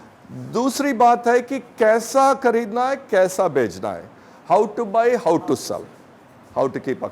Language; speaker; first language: Hindi; non-native, local second language; Tamil